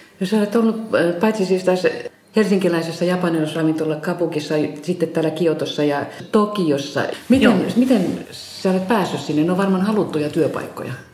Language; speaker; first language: Finnish; native; Finnish